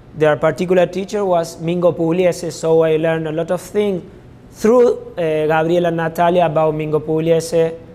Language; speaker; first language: English; non-native, fluent; Spanish